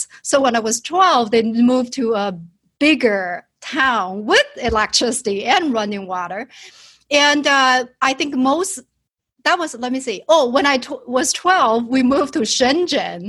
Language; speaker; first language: English; non-native, fluent; Chinese